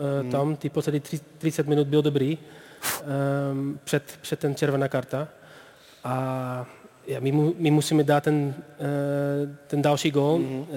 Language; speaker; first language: Czech; non-native, learner; Dutch